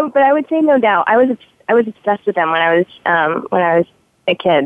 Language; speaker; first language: English; native; English